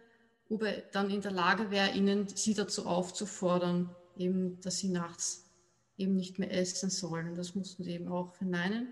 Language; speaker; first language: German; native; German